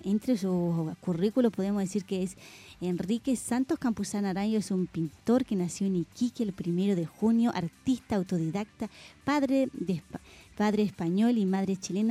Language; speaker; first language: Spanish; native; Spanish